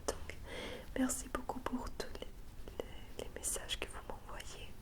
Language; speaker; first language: French; non-native, fluent; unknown